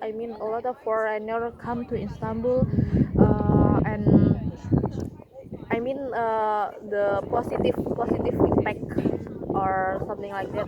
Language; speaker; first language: English; non-native, learner; Indonesian